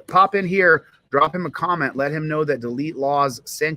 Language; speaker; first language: English; native; English